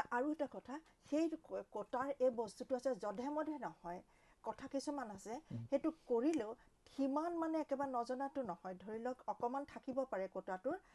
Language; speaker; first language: Assamese; native; Assamese